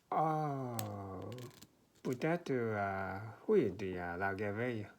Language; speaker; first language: French; non-native, learner; Korean